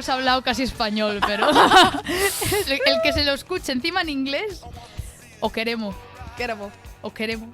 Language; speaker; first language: Spanish; native; Spanish